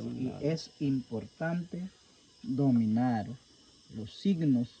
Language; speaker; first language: Spanish; non-native, local second language; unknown